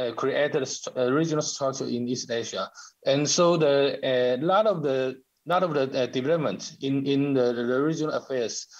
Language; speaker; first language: English; non-native, learner; Chinese